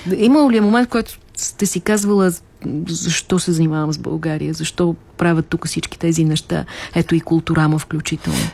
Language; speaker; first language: Bulgarian; native; Bulgarian